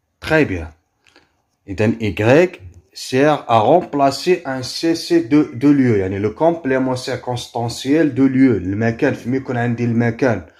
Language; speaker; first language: French; non-native, local second language; Arabic